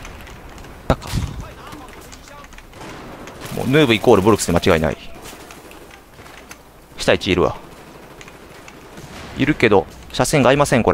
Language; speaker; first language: Japanese; native; Japanese